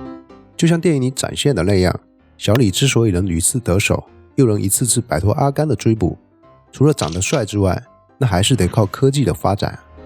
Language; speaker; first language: Chinese; native; Chinese